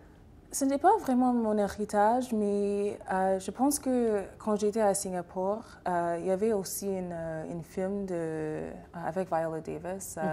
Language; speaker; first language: French; non-native, fluent; English